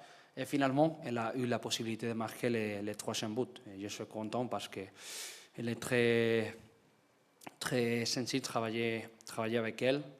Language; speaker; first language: French; non-native, learner; Spanish